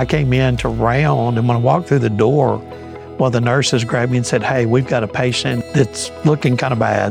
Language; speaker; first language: English; native; English